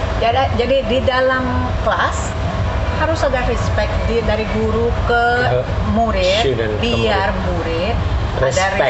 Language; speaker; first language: Indonesian; non-native, fluent; Spanish